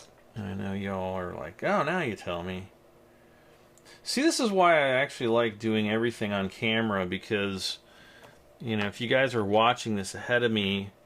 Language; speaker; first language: English; native; English